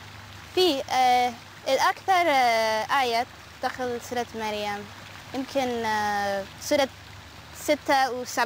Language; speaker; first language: Arabic; non-native, learner; English